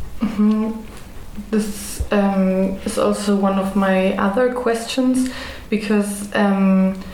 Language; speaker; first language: English; non-native, fluent; German